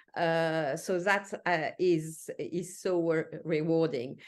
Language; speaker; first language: English; non-native, fluent; French